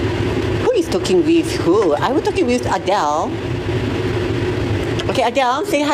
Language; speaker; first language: English; non-native, learner; Malay